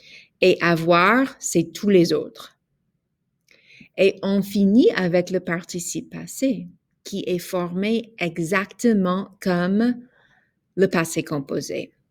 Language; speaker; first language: French; non-native, fluent; English